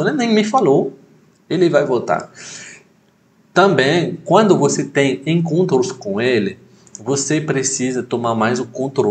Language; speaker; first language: Portuguese; non-native, fluent; French